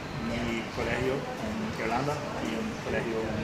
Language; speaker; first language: Spanish; non-native, learner; English